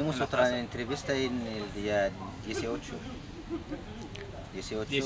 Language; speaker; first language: Spanish; non-native, learner; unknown